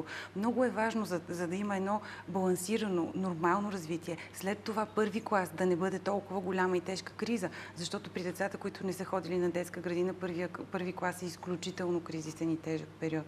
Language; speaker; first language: Bulgarian; native; Bulgarian